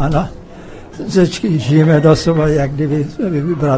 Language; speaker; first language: Czech; early bilingual, heritage; English